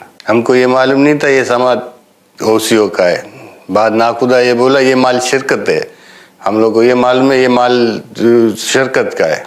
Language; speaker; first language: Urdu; non-native, local second language; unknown